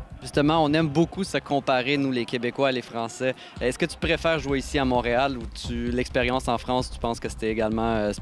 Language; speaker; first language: French; native; French